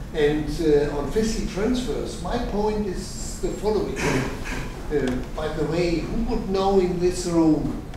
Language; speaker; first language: English; non-native, fluent; German